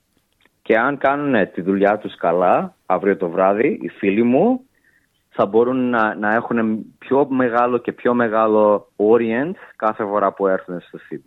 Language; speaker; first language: Greek; early bilingual, heritage; English